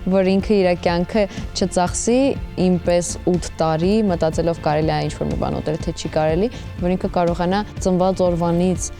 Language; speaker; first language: Armenian; early bilingual, heritage; Armenian